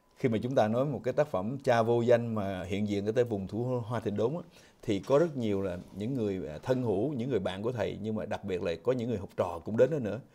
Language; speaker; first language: Vietnamese; native; Vietnamese